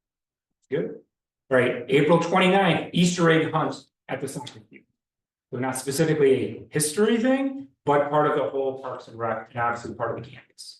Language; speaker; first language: English; native; English